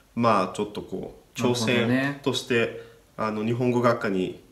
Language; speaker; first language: Japanese; non-native, fluent; Italian